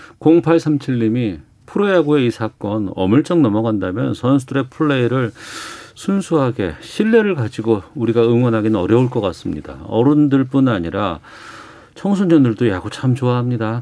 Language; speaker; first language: Korean; native; Korean